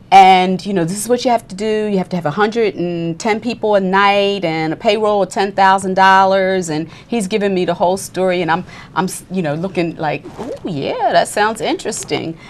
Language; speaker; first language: English; native; English